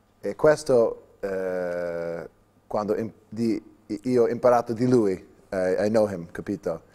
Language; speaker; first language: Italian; non-native, learner; English